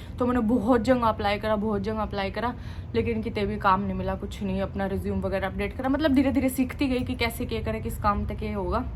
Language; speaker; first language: Hindi; native; Hindi